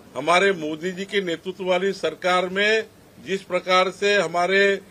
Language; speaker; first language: Hindi; non-native, local second language; Marathi